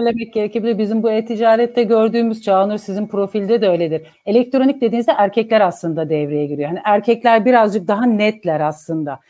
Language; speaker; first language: Turkish; native; Turkish